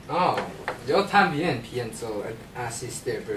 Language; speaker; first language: Spanish; non-native, learner; English